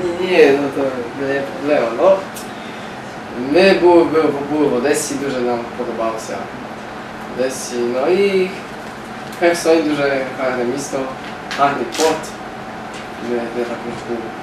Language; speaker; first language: Ukrainian; non-native, learner; Polish